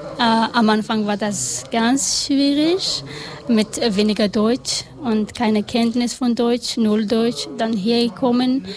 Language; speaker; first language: German; non-native, learner; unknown